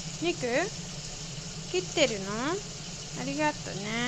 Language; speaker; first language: Japanese; non-native, learner; Nepali